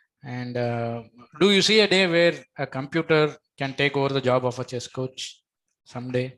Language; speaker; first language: English; non-native, local second language; Tamil